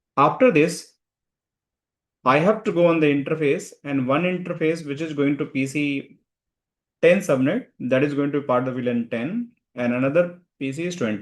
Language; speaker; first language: English; non-native, local second language; Hindi